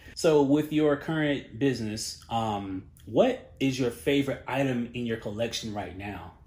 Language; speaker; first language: English; native; English